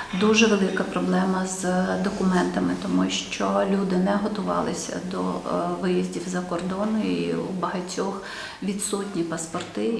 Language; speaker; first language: Ukrainian; native; Ukrainian